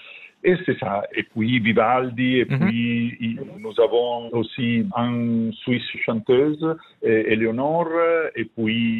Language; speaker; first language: French; non-native, learner; Italian